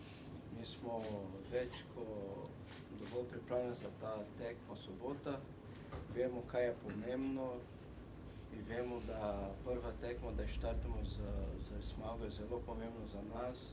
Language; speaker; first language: Slovenian; non-native, fluent; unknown